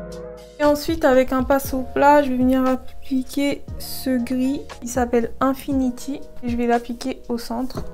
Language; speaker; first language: French; native; French